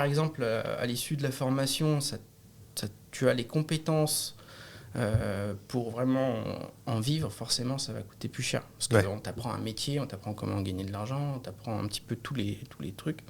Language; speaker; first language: French; native; French